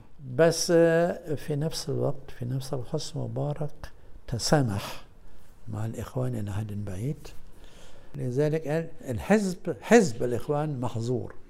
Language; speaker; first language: Arabic; non-native, fluent; German